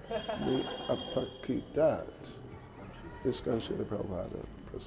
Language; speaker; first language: Russian; non-native, learner; English